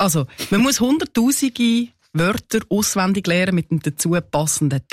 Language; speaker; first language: German; native; German